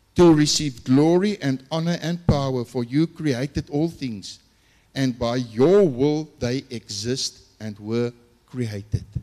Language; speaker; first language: English; non-native, local second language; Afrikaans